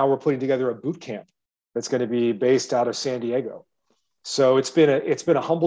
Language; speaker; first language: English; native; English